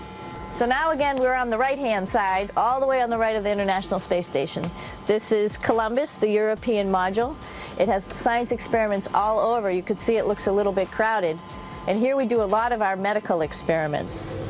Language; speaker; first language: English; native; English